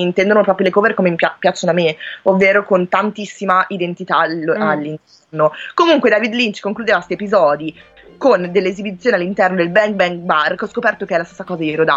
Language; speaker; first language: Italian; native; Italian